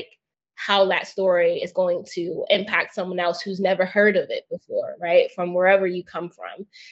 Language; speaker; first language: English; native; English